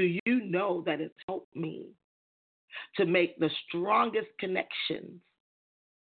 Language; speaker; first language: English; native; English